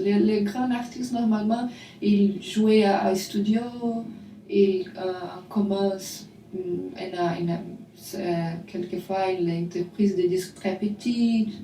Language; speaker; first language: French; non-native, learner; Portuguese